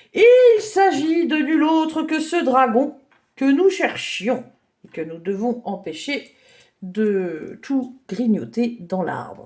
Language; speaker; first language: French; native; French